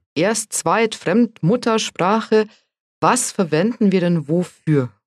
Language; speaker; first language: German; native; German